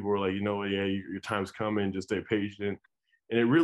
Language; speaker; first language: English; native; English